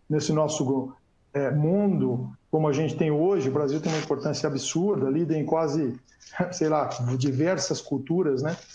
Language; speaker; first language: Portuguese; native; Portuguese